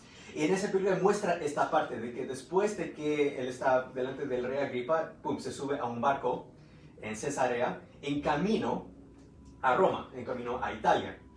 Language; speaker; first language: Spanish; early bilingual, heritage; Spanish